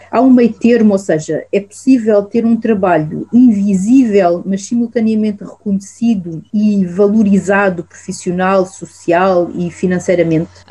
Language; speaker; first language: Portuguese; native; Portuguese